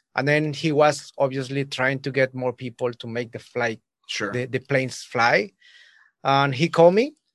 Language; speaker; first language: English; non-native, learner; Spanish